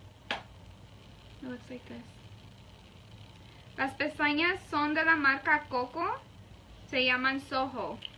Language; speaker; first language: Spanish; early bilingual, heritage; Spanish